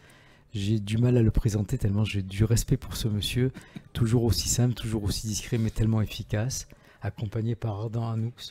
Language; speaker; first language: French; native; French